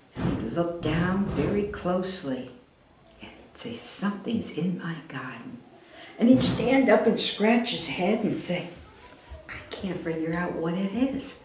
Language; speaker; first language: English; native; English